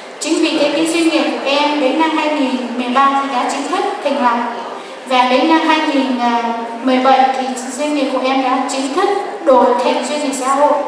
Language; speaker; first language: Vietnamese; non-native, local second language; Hmong